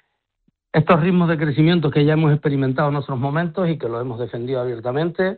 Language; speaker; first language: Spanish; native; Spanish